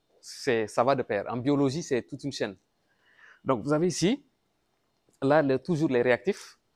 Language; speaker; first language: French; non-native, local second language; Wolof